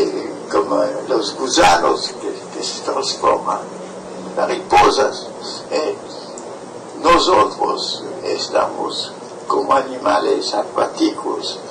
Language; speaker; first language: Spanish; non-native, fluent; French